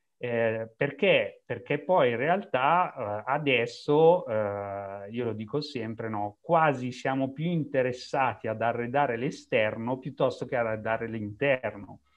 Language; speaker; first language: Italian; native; Italian